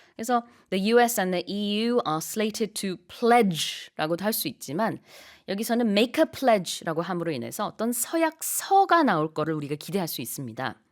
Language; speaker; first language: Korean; native; Korean